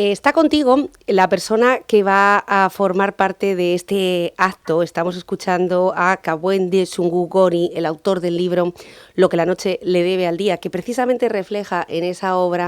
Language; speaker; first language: Spanish; native; Spanish